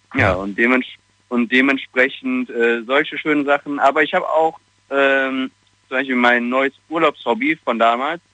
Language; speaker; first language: German; non-native, fluent; Italian